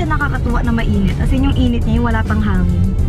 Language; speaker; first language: Filipino; native; Filipino